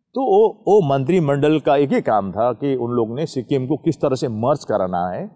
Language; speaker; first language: Hindi; non-native, local second language; Nepali